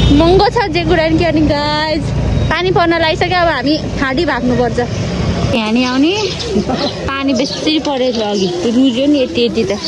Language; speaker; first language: Nepali; non-native, local second language; Gurung